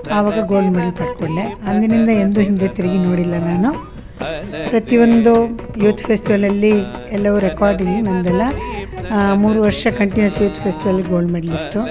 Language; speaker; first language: Kannada; native; Kannada